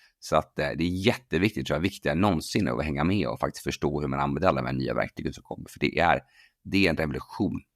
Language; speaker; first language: Swedish; native; Swedish